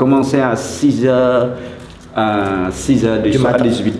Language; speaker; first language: French; non-native, fluent; Khmer